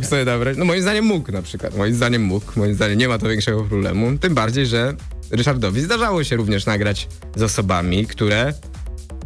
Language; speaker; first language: Polish; native; Polish